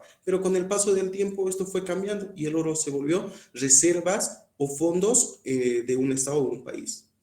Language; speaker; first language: Spanish; native; Spanish